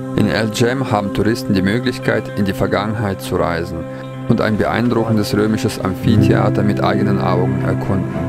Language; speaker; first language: German; non-native, fluent; Russian